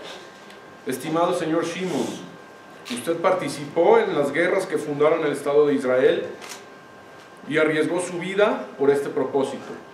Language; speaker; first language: Spanish; native; Spanish